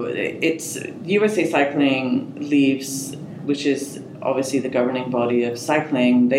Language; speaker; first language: English; native; English